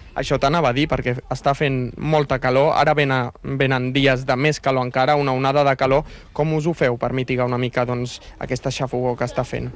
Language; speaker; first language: Catalan; native; Catalan